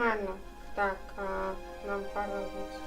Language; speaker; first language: Russian; native; Russian